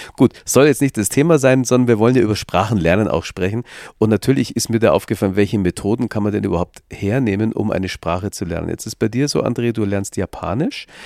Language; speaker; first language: German; native; German